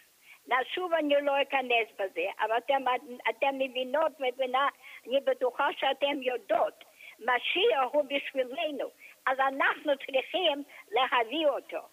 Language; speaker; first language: Hebrew; non-native, fluent; English